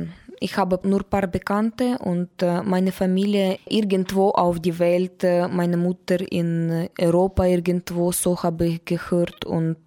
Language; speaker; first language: German; non-native, learner; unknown